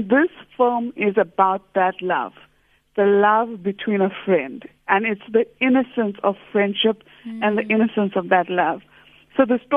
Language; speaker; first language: English; native; English